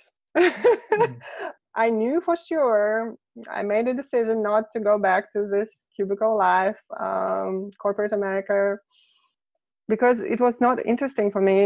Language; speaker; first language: English; non-native, fluent; Russian